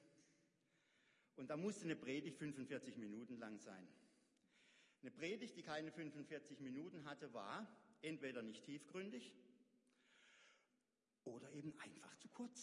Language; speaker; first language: German; native; German